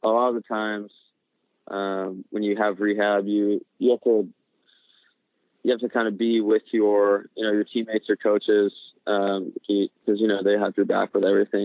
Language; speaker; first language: English; native; English